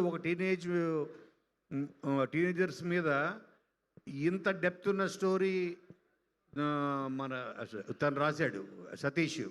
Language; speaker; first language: Telugu; native; Telugu